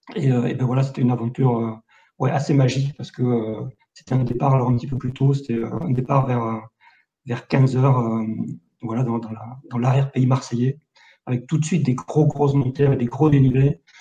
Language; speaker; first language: French; native; French